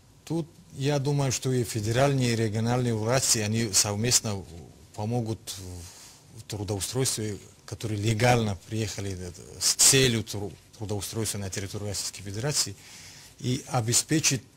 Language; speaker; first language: Russian; non-native, local second language; Tajik